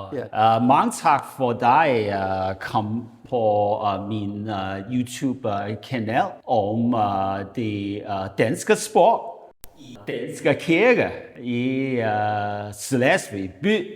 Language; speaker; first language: Danish; non-native, learner; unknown